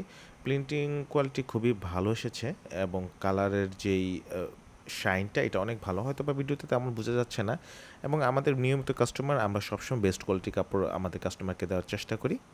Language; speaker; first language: Bangla; native; Bangla